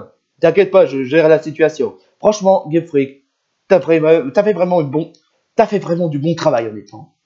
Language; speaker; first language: French; native; French